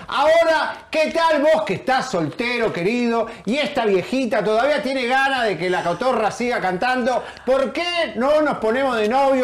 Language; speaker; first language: Spanish; native; Spanish